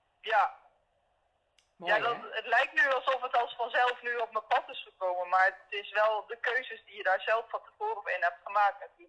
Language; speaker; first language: Dutch; native; Dutch